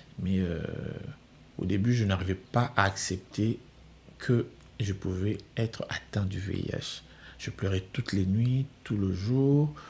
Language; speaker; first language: French; non-native, local second language; Lingala